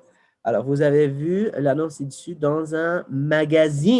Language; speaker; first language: French; non-native, fluent; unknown